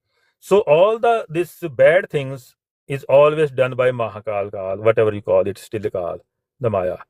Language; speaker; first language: English; non-native, fluent; Punjabi